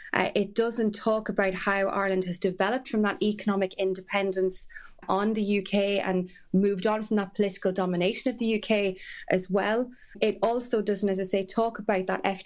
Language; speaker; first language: English; native; English